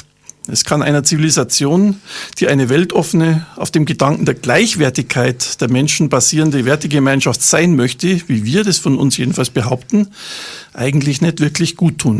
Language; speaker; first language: German; native; German